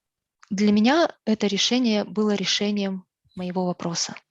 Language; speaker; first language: Russian; native; Russian